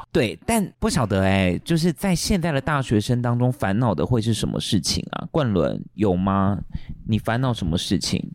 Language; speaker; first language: Chinese; native; Chinese